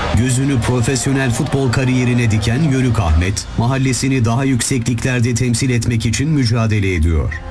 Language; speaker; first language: Turkish; native; Turkish